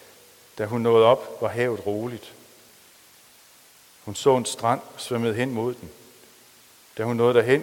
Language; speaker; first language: Danish; native; Danish